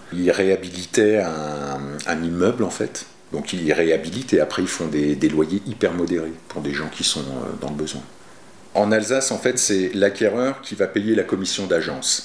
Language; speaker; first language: French; native; French